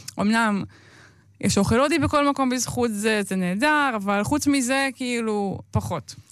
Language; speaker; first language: Hebrew; native; Hebrew